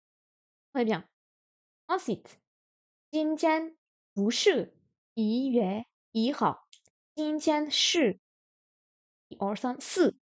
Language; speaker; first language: Chinese; non-native, learner; French